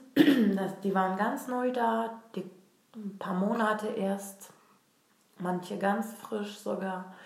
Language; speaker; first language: German; non-native, fluent; Turkish